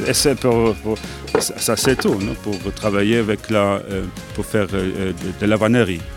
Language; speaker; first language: French; non-native, learner; German